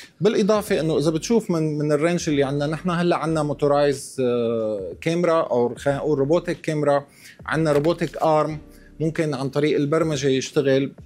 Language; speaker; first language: Arabic; native; Arabic